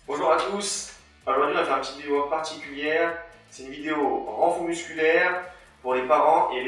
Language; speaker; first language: French; native; French